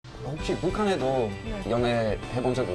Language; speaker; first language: Korean; non-native, fluent; English